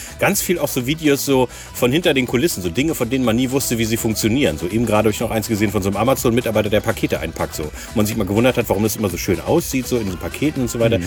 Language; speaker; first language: German; native; German